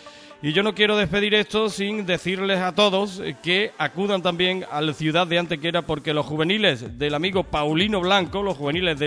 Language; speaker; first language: Spanish; native; Spanish